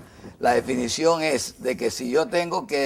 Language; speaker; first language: Spanish; native; Spanish